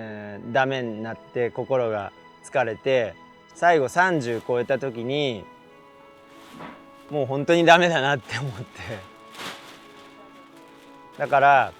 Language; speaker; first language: Japanese; native; Japanese